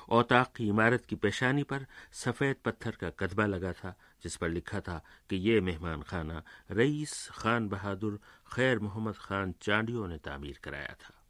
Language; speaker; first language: Urdu; native; Urdu